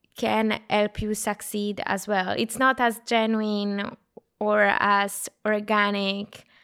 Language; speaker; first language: English; non-native, fluent; Italian